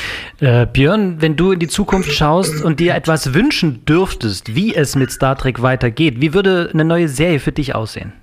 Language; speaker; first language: German; native; German